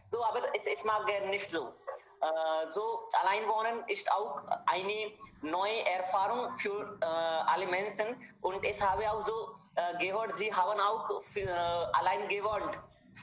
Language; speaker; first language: German; non-native, learner; Hindi